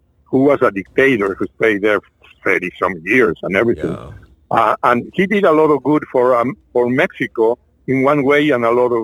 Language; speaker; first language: English; non-native, fluent; French